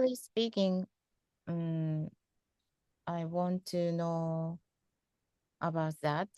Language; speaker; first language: English; non-native, fluent; Japanese